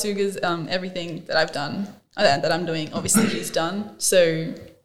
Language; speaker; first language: English; non-native, local second language; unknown